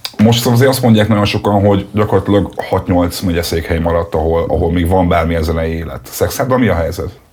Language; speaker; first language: Hungarian; native; Hungarian